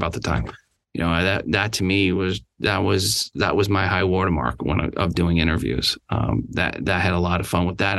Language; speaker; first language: English; native; English